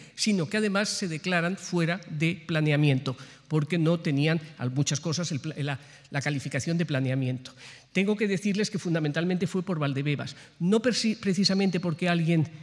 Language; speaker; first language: Spanish; native; Spanish